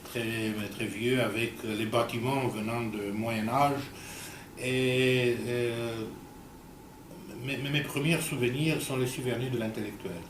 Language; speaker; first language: French; non-native, fluent; Romanian